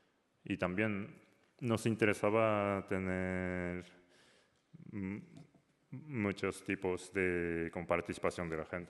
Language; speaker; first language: Spanish; non-native, learner; Japanese